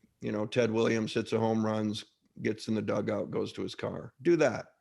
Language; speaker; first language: English; native; English